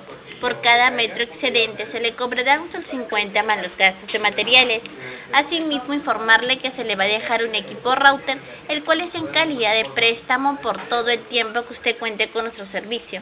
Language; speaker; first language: Spanish; native; Spanish